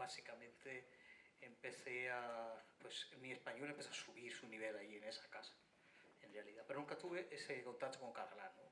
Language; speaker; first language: Spanish; non-native, fluent; Bangla